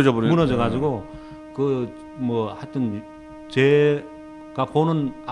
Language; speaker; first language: Korean; native; Korean